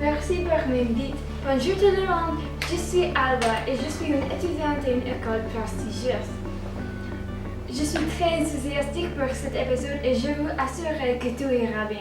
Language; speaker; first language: French; non-native, learner; English